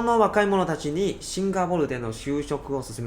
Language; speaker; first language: Japanese; non-native, learner; Cantonese